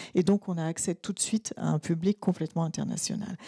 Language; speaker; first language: French; native; French